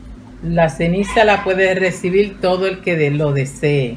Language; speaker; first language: Spanish; native; Spanish